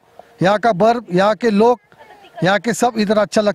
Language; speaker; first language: Hindi; non-native, local second language; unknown